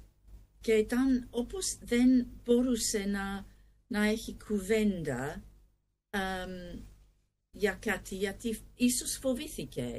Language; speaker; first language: Greek; non-native, learner; English